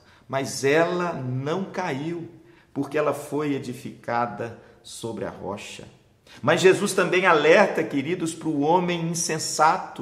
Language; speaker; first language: Portuguese; native; Portuguese